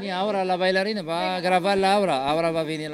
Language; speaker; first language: Spanish; non-native, fluent; Arabic